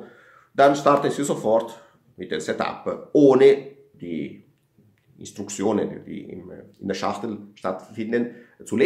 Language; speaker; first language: German; non-native, fluent; Italian